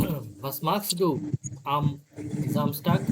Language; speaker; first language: German; non-native, fluent; Bangla